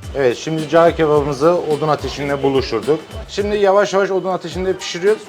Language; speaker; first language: Turkish; native; Turkish